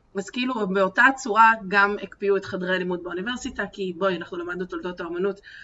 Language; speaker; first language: Hebrew; native; Hebrew